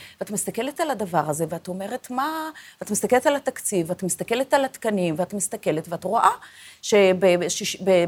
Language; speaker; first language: Hebrew; non-native, local second language; Arabic